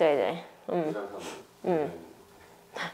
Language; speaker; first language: Chinese; early bilingual, heritage; English